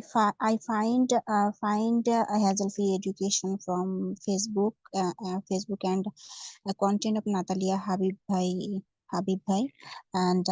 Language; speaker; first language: English; non-native, learner; Bangla